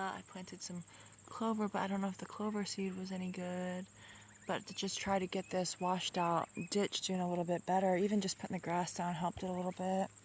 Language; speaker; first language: English; native; English